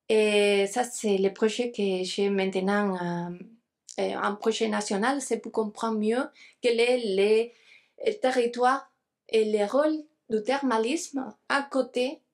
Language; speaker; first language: French; non-native, fluent; Spanish